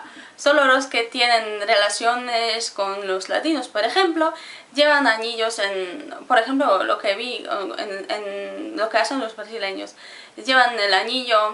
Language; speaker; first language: Spanish; non-native, fluent; Polish